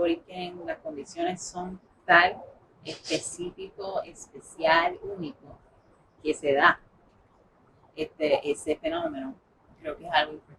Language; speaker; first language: Spanish; early bilingual, heritage; English